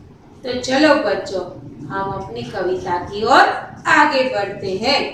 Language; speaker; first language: Hindi; non-native, local second language; Gujarati